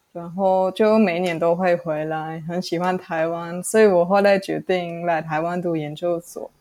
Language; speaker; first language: Chinese; non-native, fluent; German